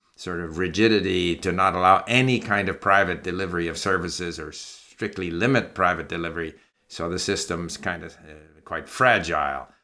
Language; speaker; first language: English; native; English